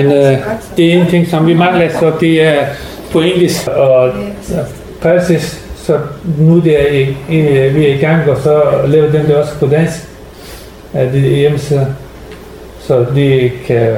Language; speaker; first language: Danish; non-native, learner; Persian